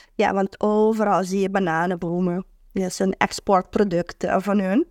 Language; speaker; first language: Dutch; non-native, local second language; Papiamento